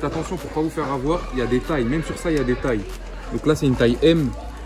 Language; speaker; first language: French; native; French